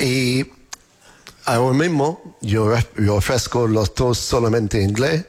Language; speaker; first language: Spanish; non-native, learner; English